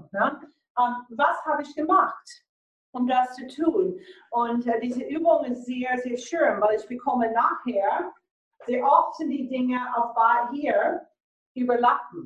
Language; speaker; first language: German; non-native, fluent; English